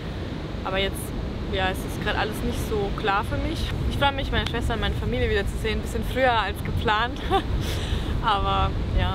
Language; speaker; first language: German; native; German